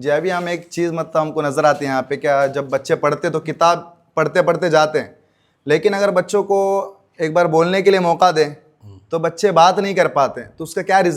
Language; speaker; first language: Hindi; native; Hindi